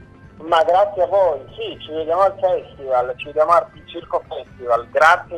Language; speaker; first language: Italian; native; Italian